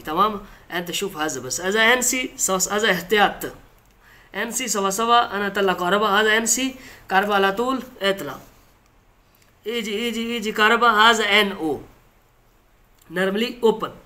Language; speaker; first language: Arabic; non-native, learner; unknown